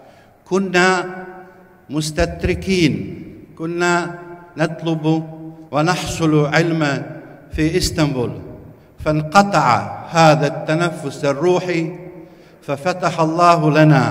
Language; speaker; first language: Arabic; non-native, fluent; Bosnian